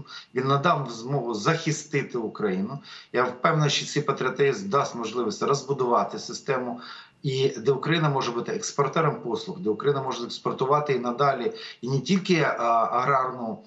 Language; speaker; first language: Ukrainian; native; Ukrainian